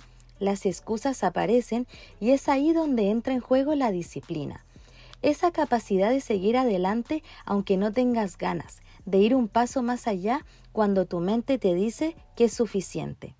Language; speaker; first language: Spanish; native; Spanish